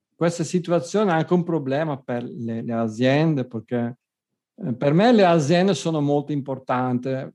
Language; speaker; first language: Italian; non-native, fluent; Dutch